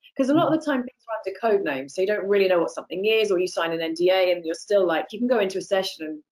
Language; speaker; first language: English; native; English